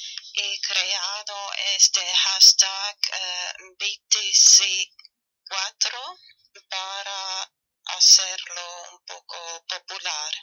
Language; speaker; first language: Spanish; non-native, fluent; German